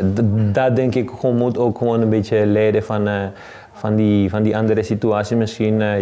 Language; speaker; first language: Dutch; non-native, learner; Spanish